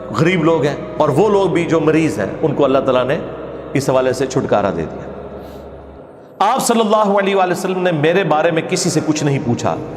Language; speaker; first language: Urdu; native; Urdu